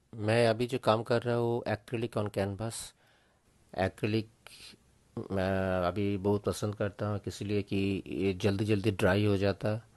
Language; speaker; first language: Hindi; native; Hindi